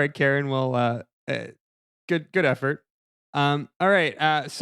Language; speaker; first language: English; native; English